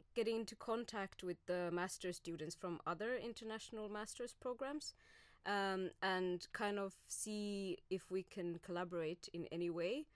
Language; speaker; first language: English; non-native, fluent; Finnish